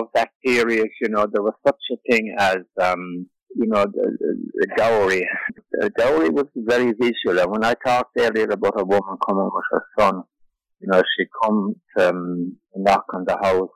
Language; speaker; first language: English; native; English